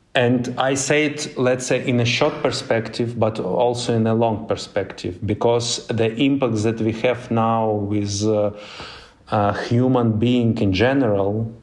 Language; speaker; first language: English; non-native, fluent; Ukrainian